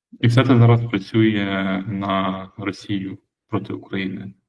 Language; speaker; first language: Ukrainian; native; Ukrainian